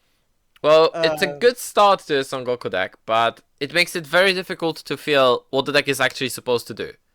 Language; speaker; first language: English; native; English